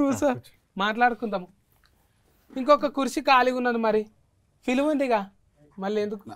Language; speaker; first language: Telugu; native; Telugu